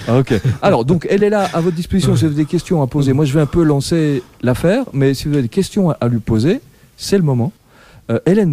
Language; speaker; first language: French; native; French